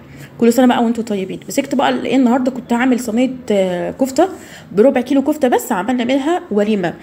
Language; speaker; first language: Arabic; native; Arabic